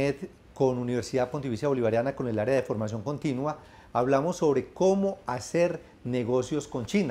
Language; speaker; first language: Spanish; native; Spanish